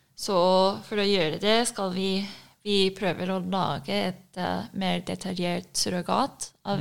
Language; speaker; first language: Norwegian; non-native, fluent; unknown